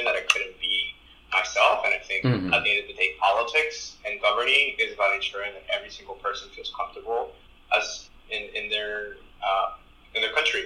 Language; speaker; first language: English; early bilingual, other home language; Spanish